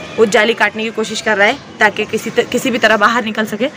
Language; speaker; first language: Hindi; non-native, local second language; Urdu